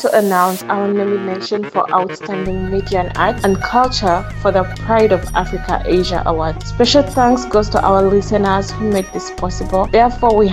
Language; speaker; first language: English; non-native, local second language; Kinyarwanda